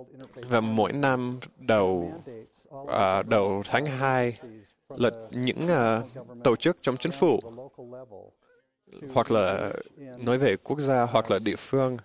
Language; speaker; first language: Vietnamese; non-native, fluent; English